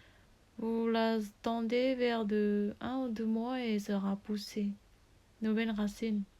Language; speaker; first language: French; non-native, learner; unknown